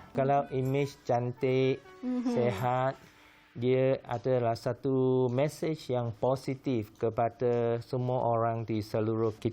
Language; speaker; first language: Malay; non-native, local second language; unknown